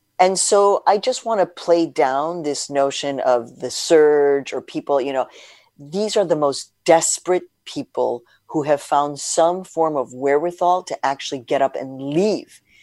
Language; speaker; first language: English; early bilingual, other home language; Spanish